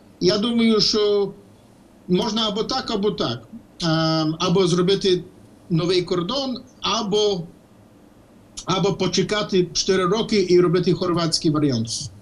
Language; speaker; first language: Ukrainian; early bilingual, heritage; Ukrainian